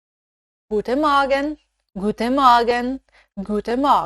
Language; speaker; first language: German; non-native, fluent; Portuguese